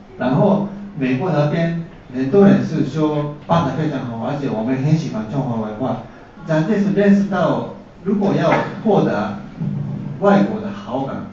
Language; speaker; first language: Chinese; non-native, fluent; Japanese